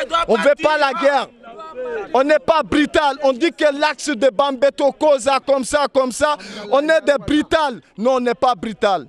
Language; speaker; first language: French; non-native, local second language; Fula